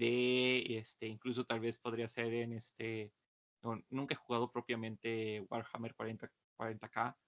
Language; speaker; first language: Spanish; native; Spanish